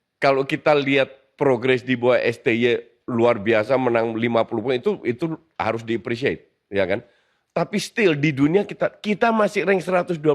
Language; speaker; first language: Indonesian; non-native, fluent; Dutch